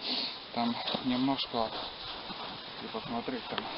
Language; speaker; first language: Russian; native; Russian